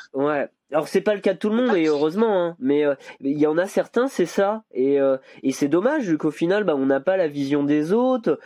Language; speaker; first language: French; native; French